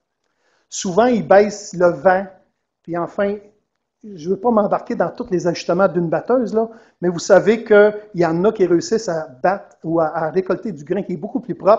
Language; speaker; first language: French; native; French